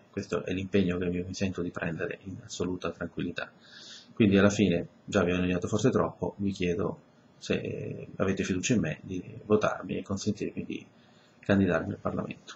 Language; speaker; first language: Italian; early bilingual, other home language; Spanish